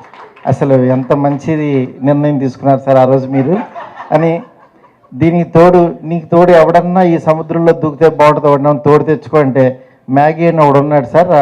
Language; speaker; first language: Telugu; native; Telugu